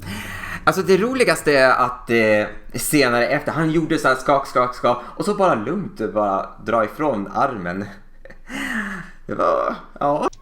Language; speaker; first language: Swedish; native; Swedish